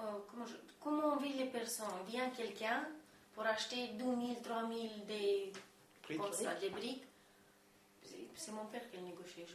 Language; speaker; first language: French; non-native, learner; Romanian